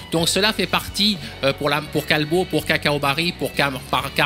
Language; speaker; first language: French; native; French